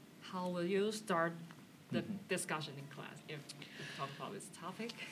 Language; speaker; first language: English; non-native, learner; Chinese